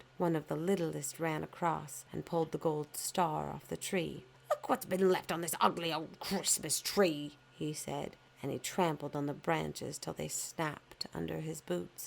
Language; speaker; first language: English; native; English